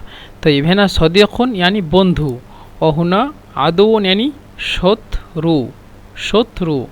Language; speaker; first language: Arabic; non-native, fluent; Bangla